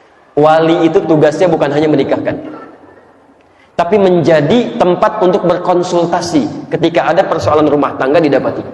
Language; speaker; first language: Indonesian; native; Indonesian